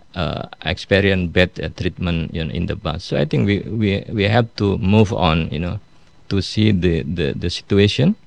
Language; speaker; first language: English; non-native, fluent; Indonesian